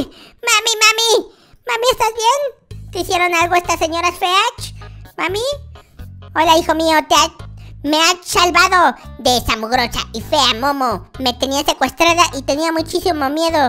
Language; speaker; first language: Spanish; native; Spanish